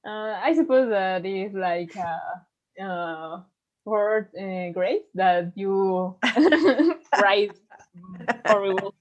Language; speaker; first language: English; non-native, learner; Spanish